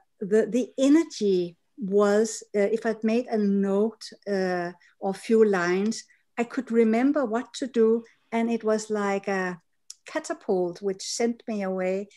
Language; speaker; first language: English; non-native, fluent; Danish